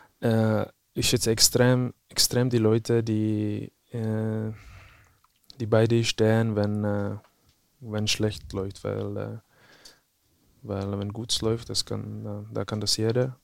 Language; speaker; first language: German; non-native, fluent; Czech